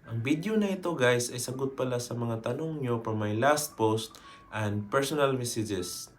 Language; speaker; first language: Filipino; native; Filipino